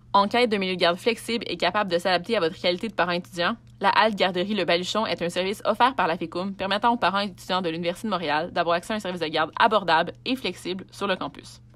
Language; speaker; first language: French; native; French